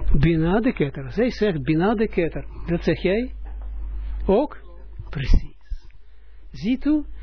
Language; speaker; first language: Dutch; non-native, fluent; Russian